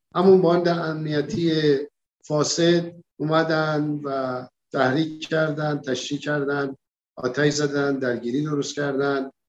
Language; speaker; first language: Persian; native; Persian